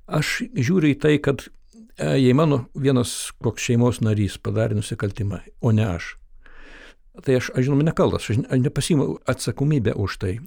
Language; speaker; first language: Lithuanian; early bilingual, heritage; Lithuanian